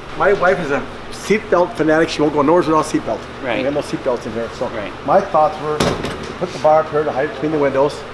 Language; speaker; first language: English; native; English